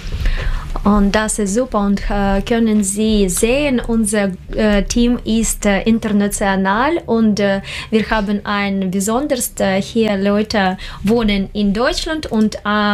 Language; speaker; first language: German; non-native, learner; Russian